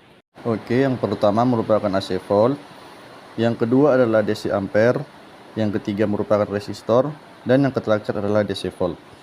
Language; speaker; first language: Indonesian; native; Indonesian